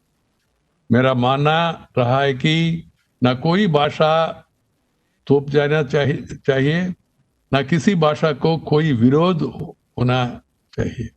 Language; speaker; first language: Hindi; non-native, local second language; Telugu